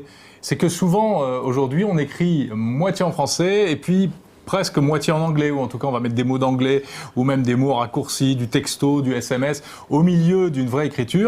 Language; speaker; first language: French; native; French